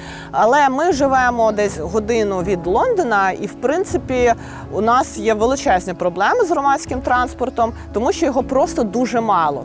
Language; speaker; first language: Ukrainian; native; Ukrainian